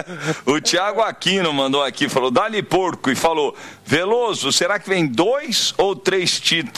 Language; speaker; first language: Portuguese; native; Portuguese